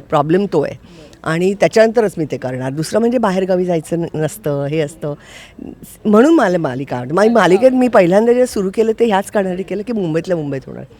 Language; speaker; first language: Marathi; native; Marathi